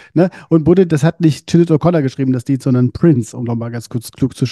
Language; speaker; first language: German; native; German